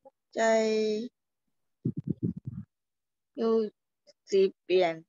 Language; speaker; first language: Chinese; non-native, learner; Thai